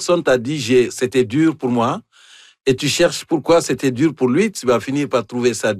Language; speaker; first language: French; native; French